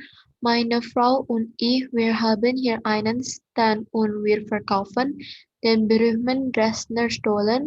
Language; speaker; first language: German; non-native, learner; Indonesian